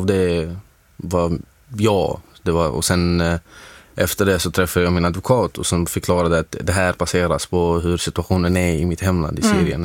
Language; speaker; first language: Swedish; non-native, fluent; Arabic